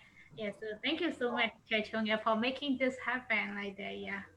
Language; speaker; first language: English; non-native, learner; Burmese